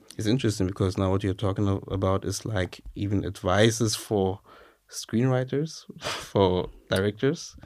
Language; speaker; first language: English; non-native, fluent; German